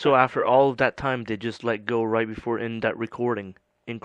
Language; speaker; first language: English; native; English